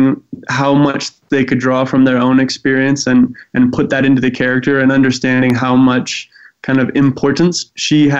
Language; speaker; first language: English; native; English